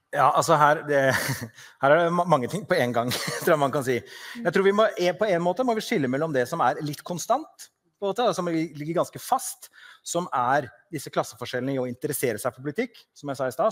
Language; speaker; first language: Norwegian; native; Norwegian